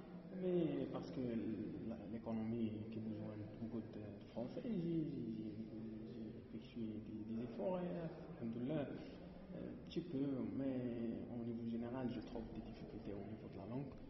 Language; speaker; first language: French; non-native, learner; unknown